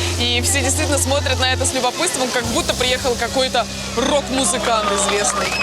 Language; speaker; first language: Russian; native; Russian